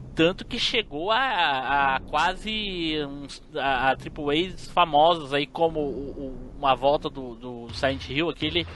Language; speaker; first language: Portuguese; native; Portuguese